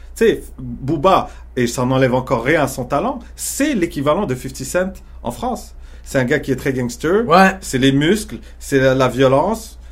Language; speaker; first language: French; early bilingual, other home language; Arabic